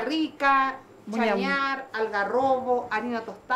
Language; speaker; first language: Spanish; native; Spanish